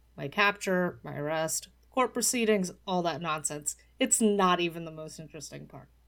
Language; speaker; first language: English; early bilingual, other home language; Polish